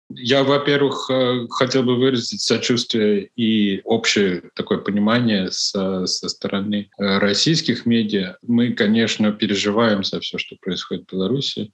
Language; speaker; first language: Russian; native; Russian